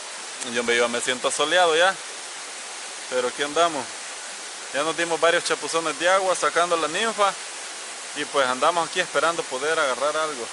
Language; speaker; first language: Spanish; native; Spanish